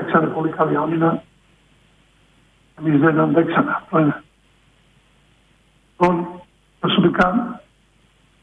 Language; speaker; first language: Greek; non-native, fluent; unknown